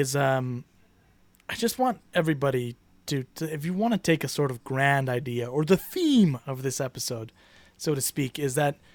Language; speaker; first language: English; early bilingual, other home language; Spanish